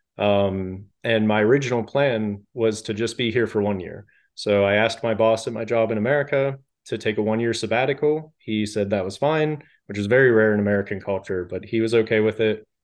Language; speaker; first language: English; native; English